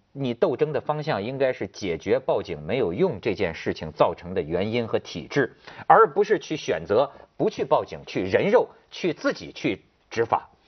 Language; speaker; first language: Chinese; native; Chinese